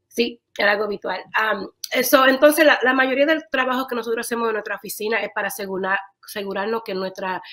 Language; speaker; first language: Spanish; early bilingual, heritage; Spanish